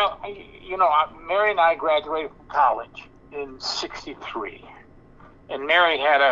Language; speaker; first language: English; native; English